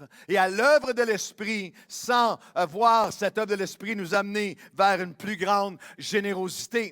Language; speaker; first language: French; native; French